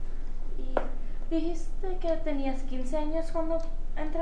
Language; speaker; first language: Spanish; early bilingual, heritage; Spanish